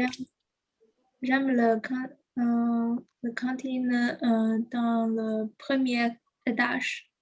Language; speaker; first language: French; non-native, learner; Chinese